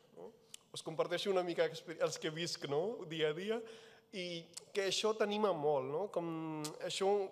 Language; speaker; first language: Catalan; non-native, fluent; Punjabi